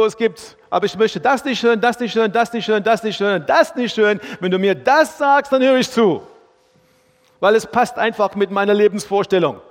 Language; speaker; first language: German; non-native, fluent; English